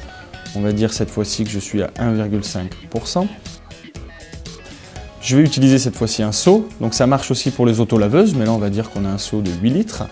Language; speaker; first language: French; native; French